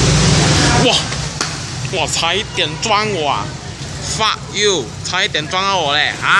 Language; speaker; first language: Chinese; native; Chinese